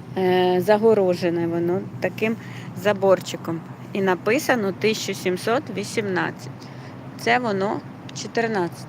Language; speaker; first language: Ukrainian; native; Ukrainian